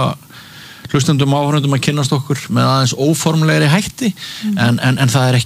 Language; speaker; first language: Icelandic; native; Icelandic